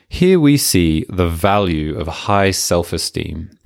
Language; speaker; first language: English; native; English